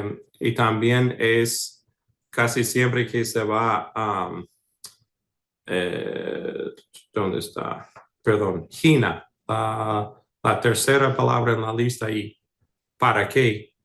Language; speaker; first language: Spanish; non-native, fluent; English